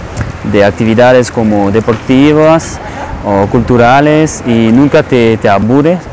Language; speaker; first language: Spanish; non-native, fluent; French